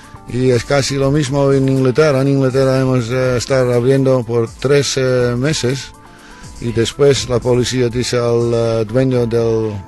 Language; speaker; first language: Spanish; non-native, learner; Dutch